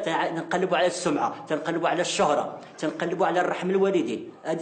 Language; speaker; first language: Arabic; native; Arabic